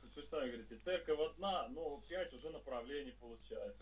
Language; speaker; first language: Russian; native; Russian